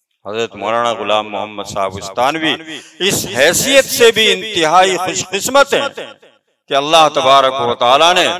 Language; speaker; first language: Urdu; native; Urdu